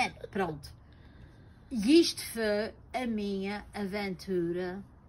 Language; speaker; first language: Portuguese; native; Portuguese